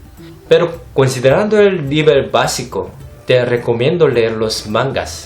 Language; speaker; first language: Spanish; non-native, fluent; Korean